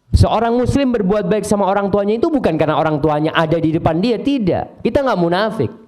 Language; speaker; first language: Indonesian; native; Indonesian